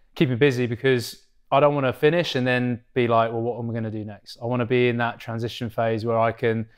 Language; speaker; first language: English; native; English